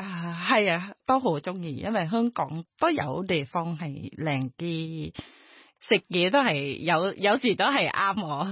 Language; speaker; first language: Cantonese; non-native, fluent; Thai